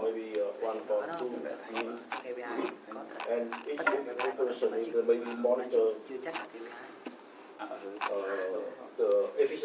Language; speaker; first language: English; non-native, learner; Vietnamese